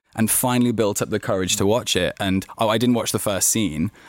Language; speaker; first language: English; native; English